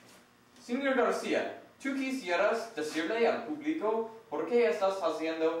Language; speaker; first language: Spanish; non-native, learner; English